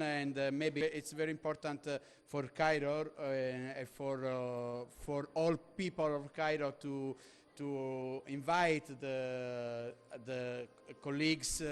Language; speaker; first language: English; non-native, learner; Italian